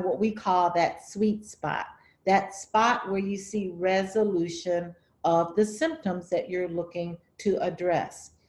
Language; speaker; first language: English; native; English